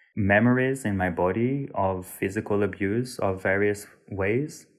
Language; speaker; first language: English; non-native, fluent; Hebrew